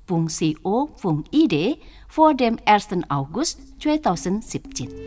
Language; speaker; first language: German; non-native, fluent; Indonesian